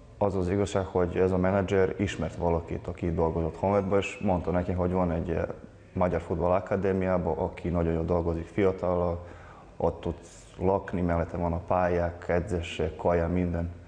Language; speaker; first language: Hungarian; non-native, local second language; Serbian